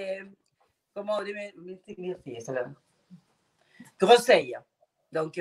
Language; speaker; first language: French; non-native, fluent; Spanish